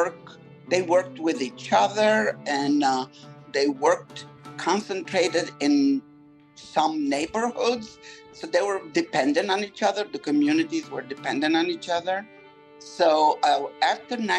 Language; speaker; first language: English; non-native, fluent; Turkish